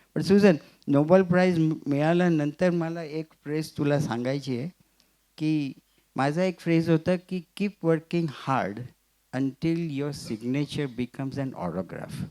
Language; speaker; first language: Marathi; non-native, local second language; Gujarati